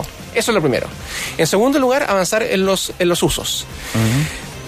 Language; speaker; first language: Spanish; native; Spanish